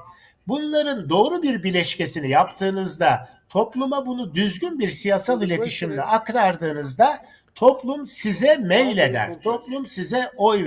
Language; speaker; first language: Turkish; native; Turkish